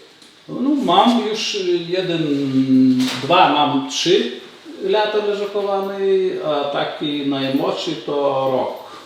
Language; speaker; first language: Polish; non-native, learner; Lithuanian